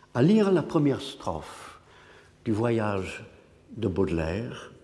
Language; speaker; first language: French; non-native, fluent; English